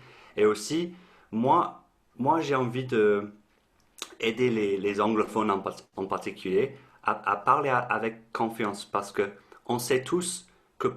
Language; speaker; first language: French; non-native, fluent; English